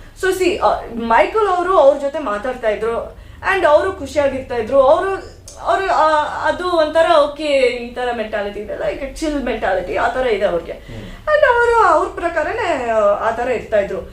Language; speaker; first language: Kannada; non-native, learner; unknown